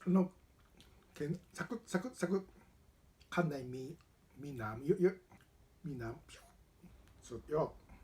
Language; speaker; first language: Thai; non-native, learner; Japanese